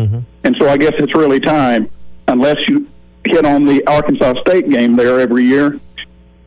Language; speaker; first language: English; native; English